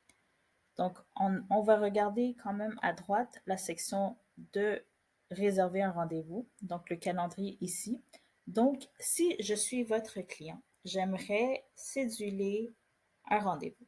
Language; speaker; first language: French; native; French